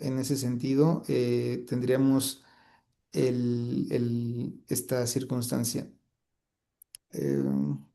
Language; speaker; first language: Spanish; native; Spanish